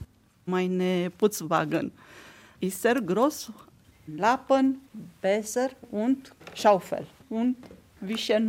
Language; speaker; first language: German; non-native, learner; Romanian